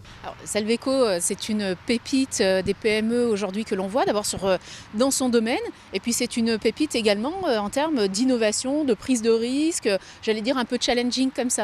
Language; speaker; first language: French; native; French